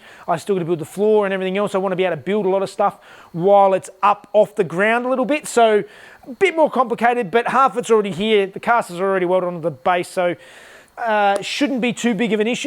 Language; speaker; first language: English; native; English